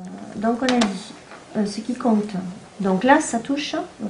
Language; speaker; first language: French; native; French